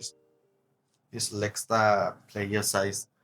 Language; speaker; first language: English; non-native, learner; Thai